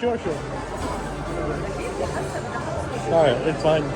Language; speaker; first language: English; non-native, learner; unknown